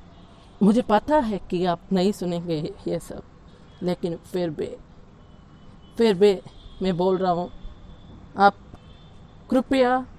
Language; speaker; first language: Hindi; non-native, local second language; Telugu